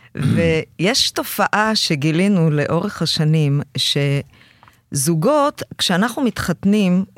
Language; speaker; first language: Hebrew; early bilingual, other home language; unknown